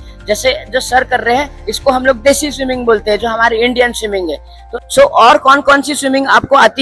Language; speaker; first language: Hindi; native; Hindi